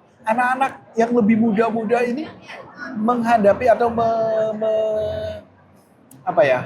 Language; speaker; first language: Indonesian; native; Indonesian